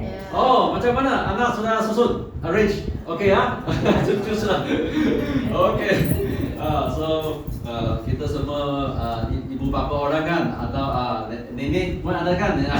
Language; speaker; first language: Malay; non-native, local second language; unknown